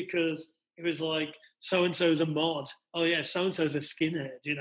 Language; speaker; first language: English; native; English